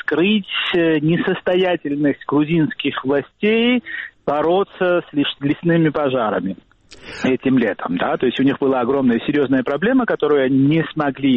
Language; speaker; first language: Russian; non-native, fluent; Georgian